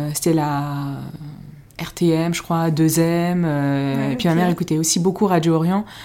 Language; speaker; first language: French; native; French